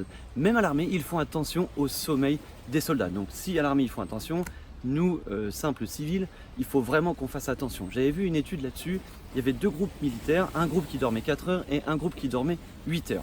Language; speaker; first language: French; native; French